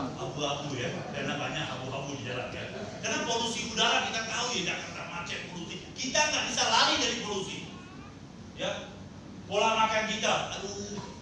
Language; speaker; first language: Indonesian; non-native, fluent; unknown